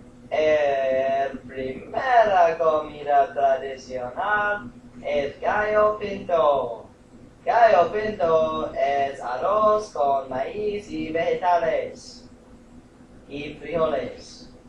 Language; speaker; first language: Spanish; non-native, learner; English